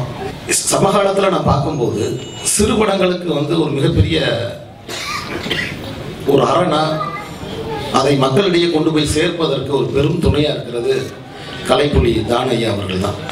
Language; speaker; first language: Tamil; native; Tamil